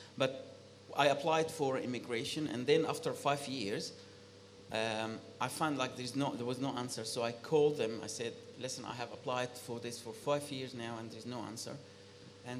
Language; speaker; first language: English; non-native, fluent; Arabic